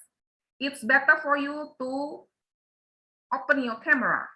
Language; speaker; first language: English; non-native, learner; Indonesian